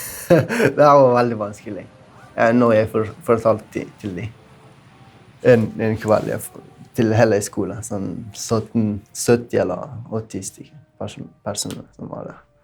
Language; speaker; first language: Norwegian; non-native, learner; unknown